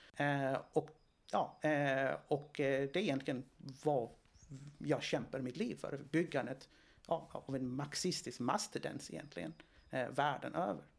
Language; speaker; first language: Swedish; non-native, fluent; Greek